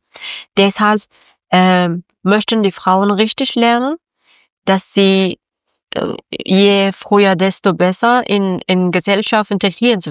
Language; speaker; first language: German; non-native, learner; Persian